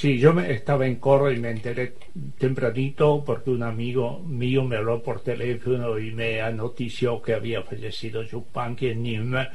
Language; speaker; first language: Spanish; native; Spanish